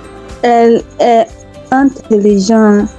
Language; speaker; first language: French; non-native, learner; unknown